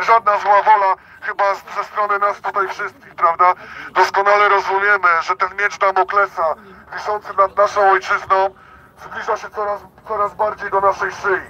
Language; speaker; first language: Polish; native; Polish